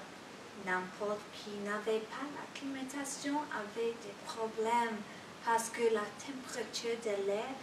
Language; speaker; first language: French; non-native, learner; English